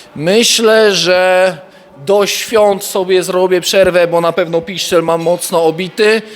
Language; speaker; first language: Polish; native; Polish